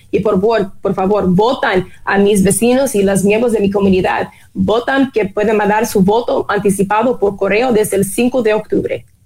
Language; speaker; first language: Spanish; non-native, fluent; English